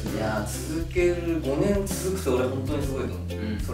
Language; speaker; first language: Japanese; native; Japanese